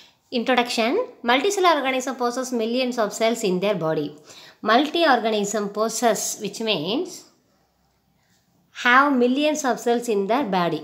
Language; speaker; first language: English; non-native, local second language; Tamil